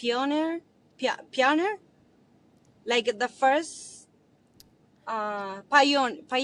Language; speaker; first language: English; non-native, learner; Spanish